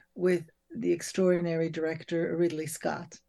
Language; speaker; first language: English; early bilingual, other home language; French